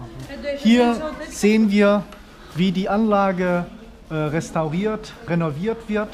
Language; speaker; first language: German; non-native, fluent; Uzbek